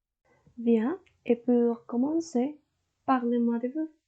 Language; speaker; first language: French; non-native, learner; Spanish